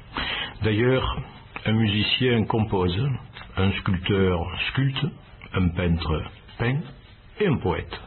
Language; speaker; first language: French; native; French